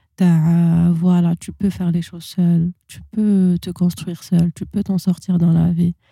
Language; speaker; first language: French; non-native, local second language; Arabic